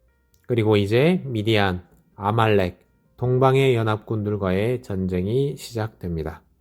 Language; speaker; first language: Korean; native; Korean